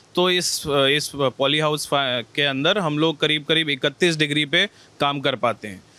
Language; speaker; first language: Hindi; native; Hindi